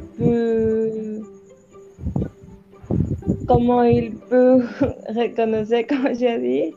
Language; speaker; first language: French; non-native, learner; Spanish